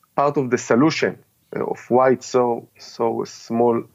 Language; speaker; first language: English; non-native, fluent; Hebrew